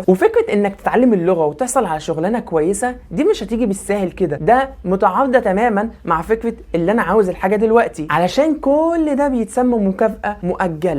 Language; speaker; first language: Arabic; native; Arabic